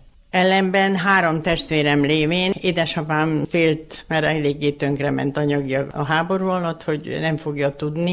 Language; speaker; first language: Hungarian; native; Hungarian